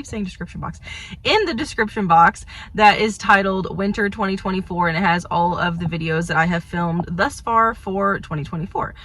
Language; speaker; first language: English; native; English